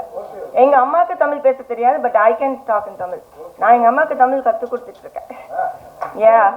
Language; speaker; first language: Tamil; non-native, learner; English